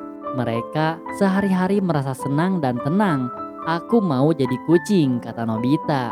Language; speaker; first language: Indonesian; native; Indonesian